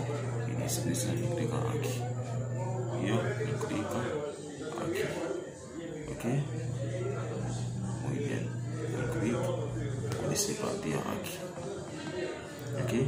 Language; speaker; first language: Spanish; non-native, learner; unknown